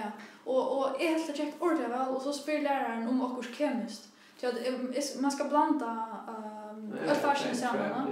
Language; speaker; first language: Danish; non-native, learner; Faroese